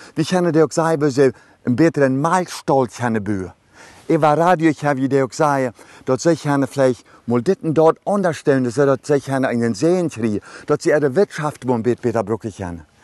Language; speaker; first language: German; early bilingual, other home language; Low German